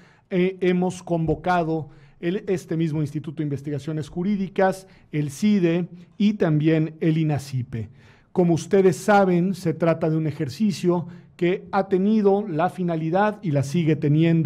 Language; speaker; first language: Spanish; native; Spanish